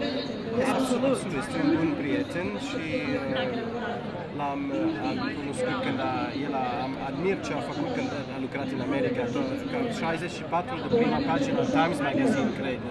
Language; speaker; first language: Romanian; non-native, learner; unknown